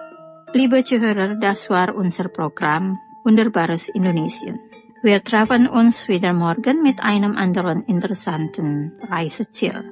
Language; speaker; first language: German; non-native, fluent; Indonesian